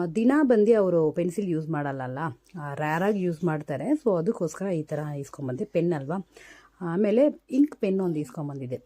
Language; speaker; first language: Kannada; non-native, local second language; Tamil